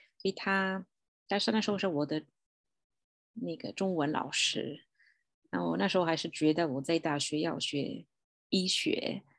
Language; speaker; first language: Chinese; non-native, fluent; Italian